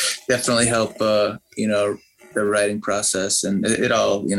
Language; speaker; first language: English; native; English